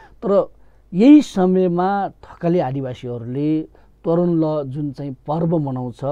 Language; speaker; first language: Nepali; non-native, local second language; Newari